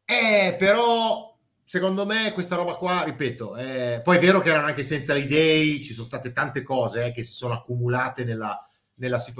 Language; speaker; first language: Italian; native; Italian